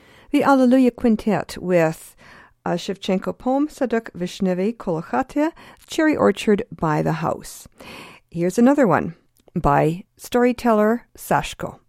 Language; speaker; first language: English; early bilingual, other home language; Ukrainian